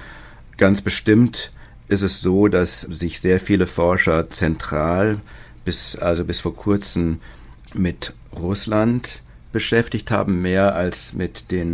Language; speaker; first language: German; native; German